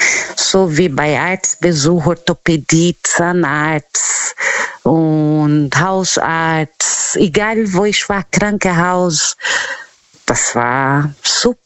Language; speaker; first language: German; non-native, fluent; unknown